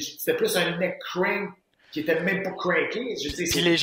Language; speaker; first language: French; native; French